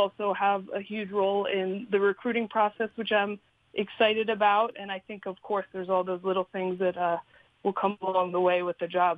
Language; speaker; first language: English; native; English